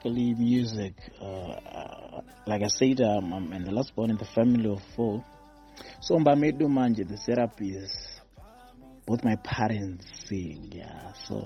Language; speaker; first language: English; non-native, local second language; Shona